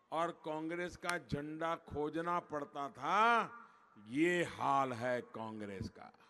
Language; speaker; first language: Hindi; non-native, local second language; Gujarati